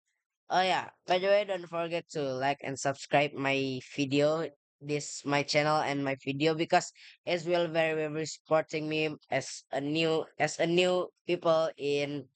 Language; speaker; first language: English; non-native, learner; Indonesian